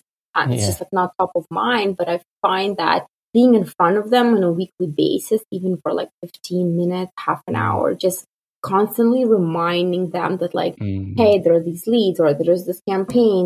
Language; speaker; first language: English; non-native, fluent; Russian